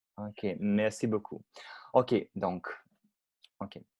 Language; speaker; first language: French; non-native, learner; Russian